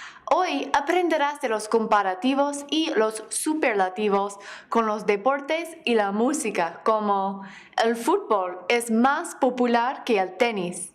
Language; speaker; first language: Spanish; non-native, fluent; English